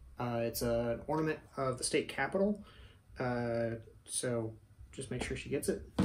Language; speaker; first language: English; native; English